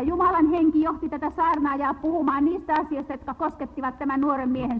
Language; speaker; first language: Finnish; native; Finnish